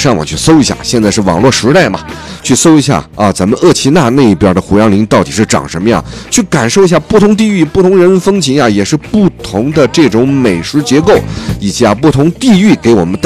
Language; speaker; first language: Chinese; native; Chinese